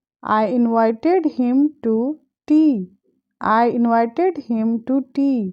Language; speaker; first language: English; non-native, fluent; Hindi